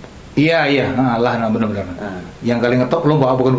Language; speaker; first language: Malay; native; Malay